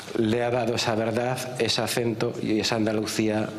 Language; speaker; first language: Spanish; native; Spanish